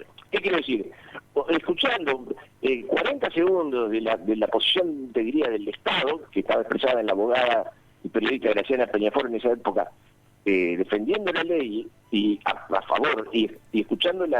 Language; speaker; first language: Spanish; native; Spanish